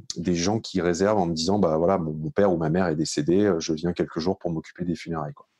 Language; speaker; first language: French; native; French